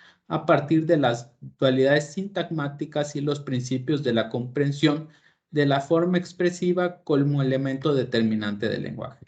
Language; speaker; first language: Spanish; native; Spanish